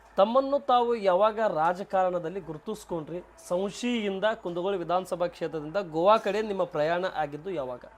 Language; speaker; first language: Kannada; native; Kannada